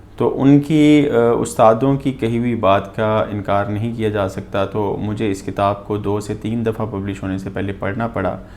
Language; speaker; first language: Urdu; native; Urdu